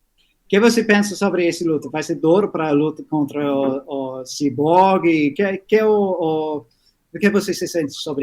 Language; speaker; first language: Portuguese; non-native, learner; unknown